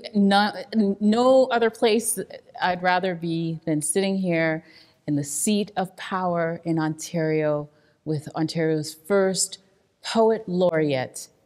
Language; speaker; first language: English; native; English